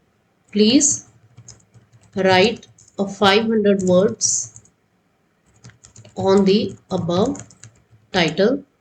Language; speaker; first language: English; non-native, local second language; Hindi